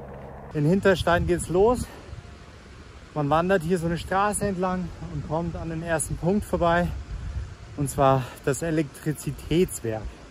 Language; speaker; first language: German; native; German